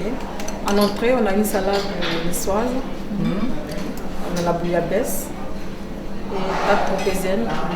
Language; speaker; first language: French; native; French